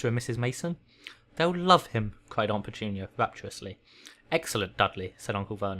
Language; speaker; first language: English; native; English